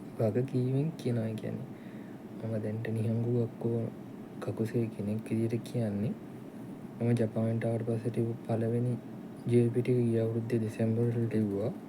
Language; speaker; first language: Sinhala; native; Sinhala